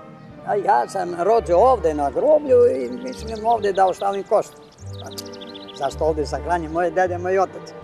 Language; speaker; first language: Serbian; non-native, learner; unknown